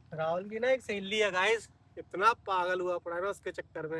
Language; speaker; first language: Hindi; non-native, local second language; Punjabi